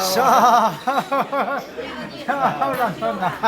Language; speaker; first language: Italian; non-native, learner; French